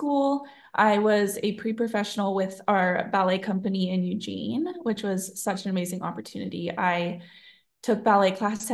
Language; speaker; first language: English; native; English